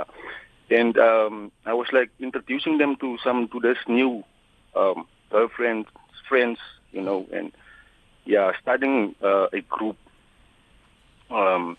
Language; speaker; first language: English; non-native, local second language; Afrikaans